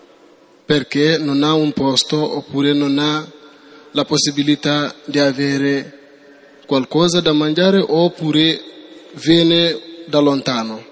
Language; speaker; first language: Italian; non-native, learner; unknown